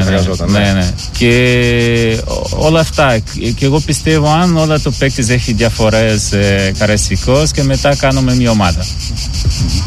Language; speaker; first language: Greek; non-native, learner; Portuguese